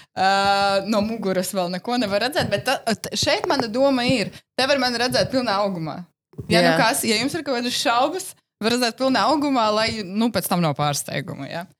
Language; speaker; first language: Latvian; native; Latvian